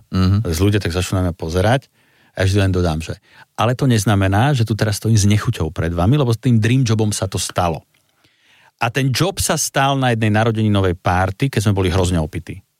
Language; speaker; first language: Slovak; native; Slovak